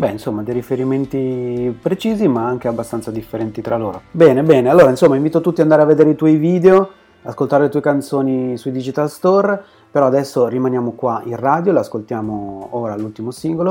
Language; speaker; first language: Italian; native; Italian